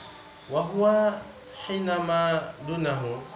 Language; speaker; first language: Arabic; non-native, learner; Indonesian